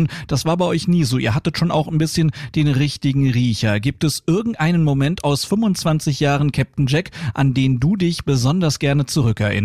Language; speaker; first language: German; native; German